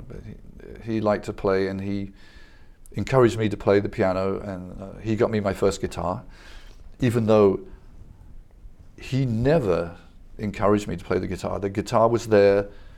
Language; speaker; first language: English; native; English